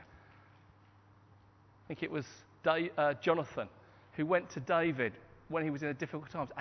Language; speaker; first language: English; native; English